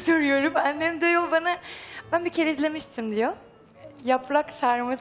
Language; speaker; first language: Turkish; non-native, fluent; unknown